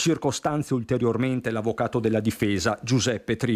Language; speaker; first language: Italian; native; Italian